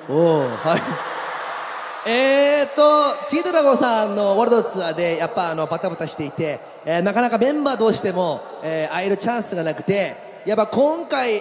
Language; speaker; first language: Japanese; native; Japanese